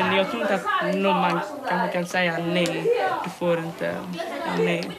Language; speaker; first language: Swedish; early bilingual, other home language; Somali